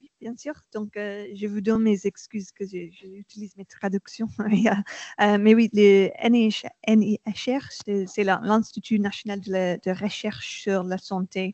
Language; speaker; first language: French; non-native, learner; English